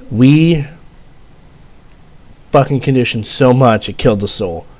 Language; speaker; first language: English; native; English